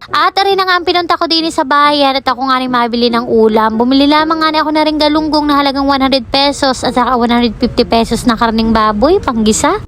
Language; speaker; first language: Filipino; native; Filipino